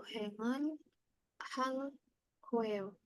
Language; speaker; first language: Korean; non-native, learner; Indonesian